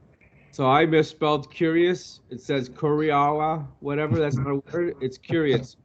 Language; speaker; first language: English; non-native, local second language; Spanish